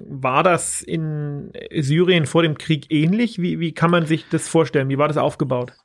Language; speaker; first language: German; native; German